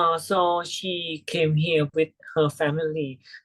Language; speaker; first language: English; non-native, learner; Thai